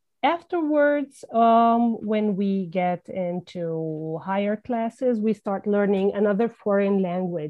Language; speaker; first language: English; non-native, fluent; Arabic